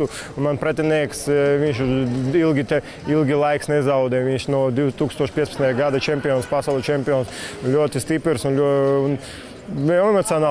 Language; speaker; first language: Latvian; non-native, local second language; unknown